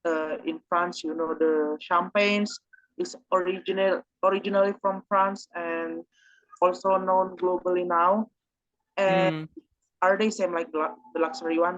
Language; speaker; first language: English; non-native, learner; Indonesian